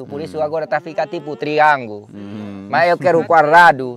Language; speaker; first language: Portuguese; non-native, learner; Vietnamese